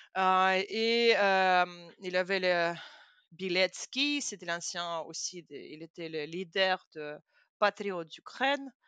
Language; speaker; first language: French; non-native, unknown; Russian